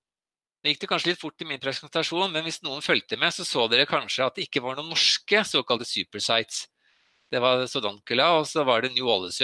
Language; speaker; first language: Norwegian; native; Norwegian